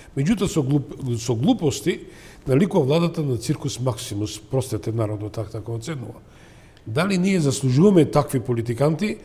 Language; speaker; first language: Macedonian; non-native, local second language; Serbian